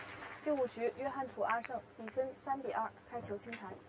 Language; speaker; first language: Chinese; native; Chinese